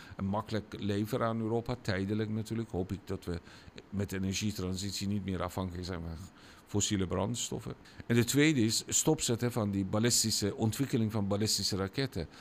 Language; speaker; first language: Dutch; non-native, fluent; Persian